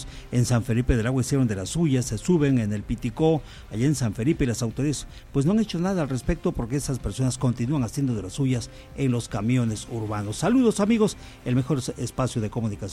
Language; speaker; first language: Spanish; native; Spanish